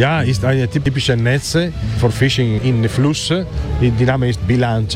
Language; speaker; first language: German; non-native, learner; Italian